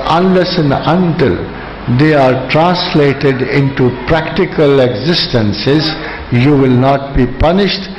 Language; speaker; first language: English; non-native, local second language; Urdu